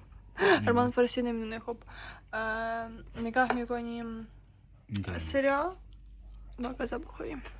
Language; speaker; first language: Persian; non-native, learner; Ukrainian